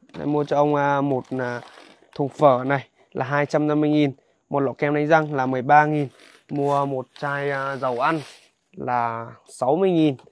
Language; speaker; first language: Vietnamese; non-native, local second language; Hmong